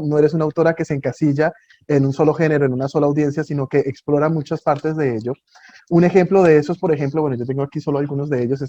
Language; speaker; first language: Spanish; native; Spanish